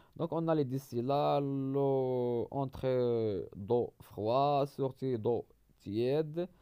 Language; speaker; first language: French; non-native, local second language; Arabic